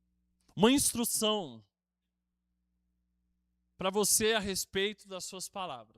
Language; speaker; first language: Portuguese; native; Portuguese